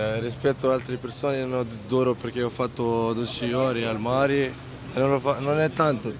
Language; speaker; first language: Italian; non-native, learner; Arabic